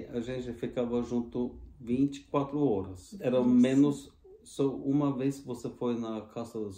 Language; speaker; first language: Portuguese; non-native, fluent; Norwegian